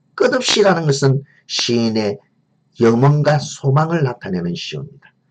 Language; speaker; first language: Korean; native; Korean